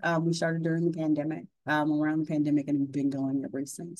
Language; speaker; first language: English; native; English